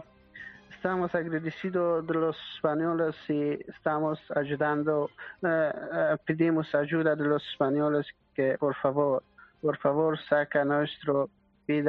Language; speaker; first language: Spanish; non-native, learner; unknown